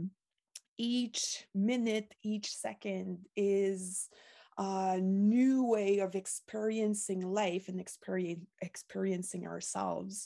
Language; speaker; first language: English; non-native, fluent; French